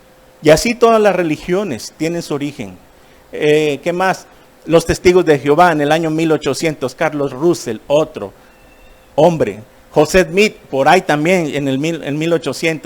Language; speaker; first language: Spanish; native; Spanish